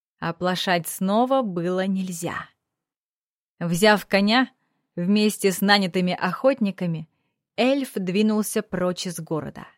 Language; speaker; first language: Russian; native; Russian